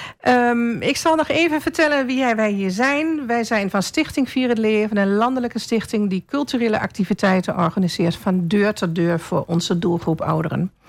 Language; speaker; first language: Dutch; native; Dutch